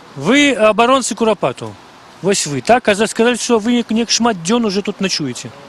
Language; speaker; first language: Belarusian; non-native, local second language; Russian